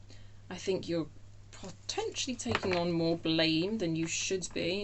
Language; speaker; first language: English; native; English